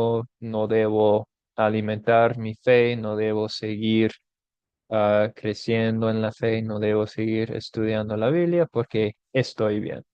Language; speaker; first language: Spanish; non-native, fluent; English